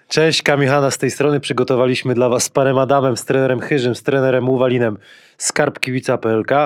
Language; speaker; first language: Polish; native; Polish